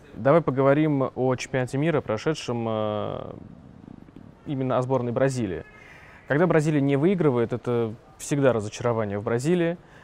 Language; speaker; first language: Russian; native; Russian